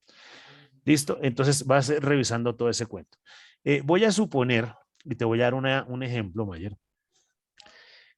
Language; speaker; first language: Spanish; native; Spanish